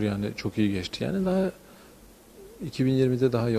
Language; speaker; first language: Turkish; early bilingual, heritage; Turkish